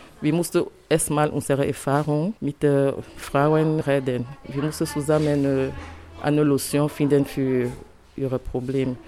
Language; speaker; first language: German; non-native, learner; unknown